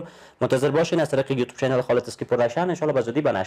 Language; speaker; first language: Persian; native; Persian